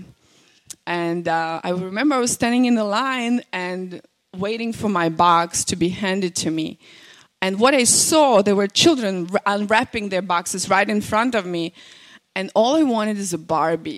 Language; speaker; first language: English; non-native, fluent; Russian